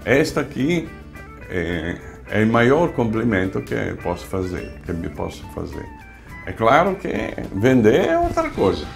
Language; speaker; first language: Portuguese; non-native, fluent; Italian